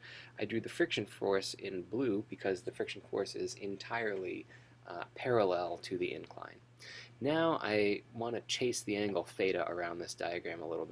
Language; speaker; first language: English; native; English